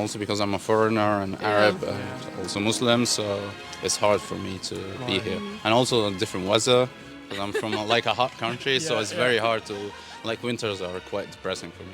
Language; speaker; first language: English; non-native, fluent; Arabic